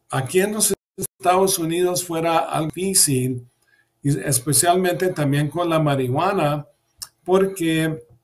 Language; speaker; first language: Spanish; early bilingual, heritage; English